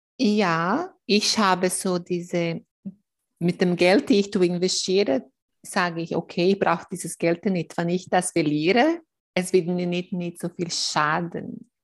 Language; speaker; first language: German; non-native, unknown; Portuguese